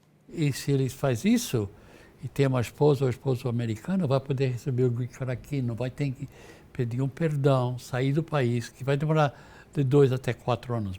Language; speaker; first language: Portuguese; non-native, fluent; English